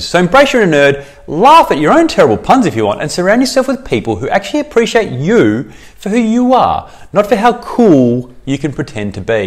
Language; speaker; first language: English; native; English